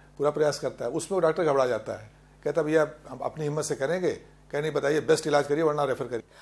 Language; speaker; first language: Hindi; native; Hindi